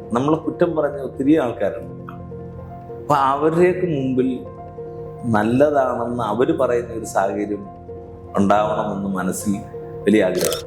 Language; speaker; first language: Malayalam; native; Malayalam